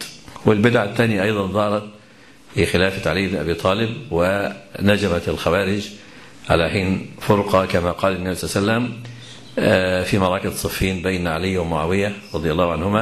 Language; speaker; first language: Arabic; native; Arabic